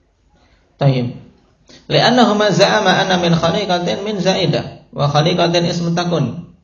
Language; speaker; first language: Arabic; non-native, fluent; Indonesian